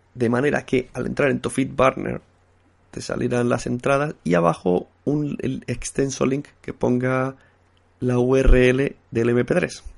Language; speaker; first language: Spanish; native; Spanish